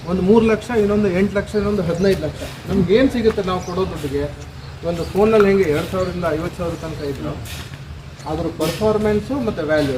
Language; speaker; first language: Kannada; native; Kannada